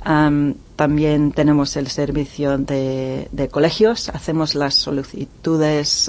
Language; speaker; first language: Spanish; non-native, fluent; English